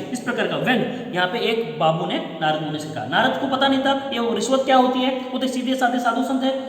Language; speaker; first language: Hindi; non-native, local second language; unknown